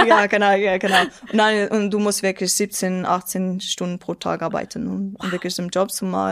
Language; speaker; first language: German; non-native, local second language; French